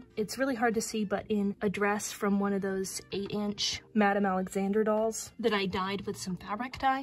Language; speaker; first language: English; native; English